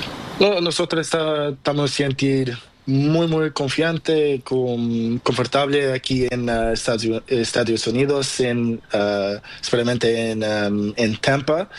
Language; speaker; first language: Spanish; non-native, learner; Portuguese